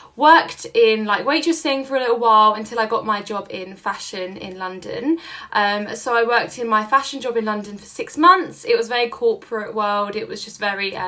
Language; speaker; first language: English; native; English